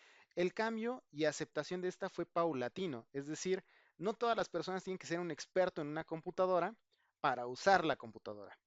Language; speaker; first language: Spanish; native; Spanish